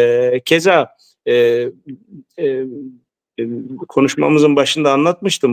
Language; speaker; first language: Turkish; early bilingual, heritage; Turkish